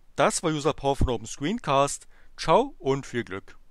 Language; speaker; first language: German; native; German